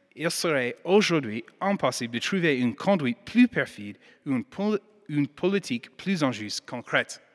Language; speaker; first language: French; non-native, fluent; English